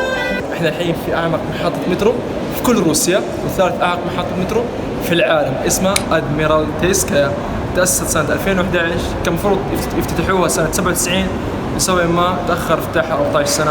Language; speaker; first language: Arabic; native; Arabic